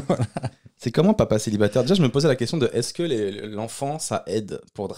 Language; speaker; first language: French; native; French